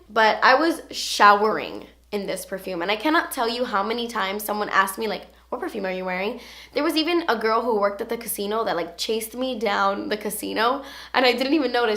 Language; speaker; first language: English; native; English